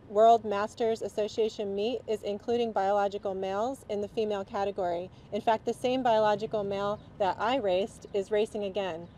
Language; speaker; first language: English; native; English